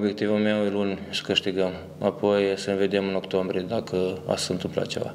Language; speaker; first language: Romanian; early bilingual, heritage; Romanian